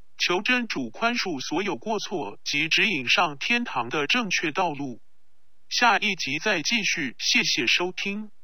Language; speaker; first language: Chinese; non-native, local second language; Cantonese